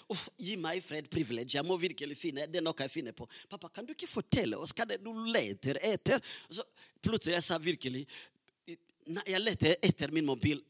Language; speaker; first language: Norwegian; non-native, fluent; Rundi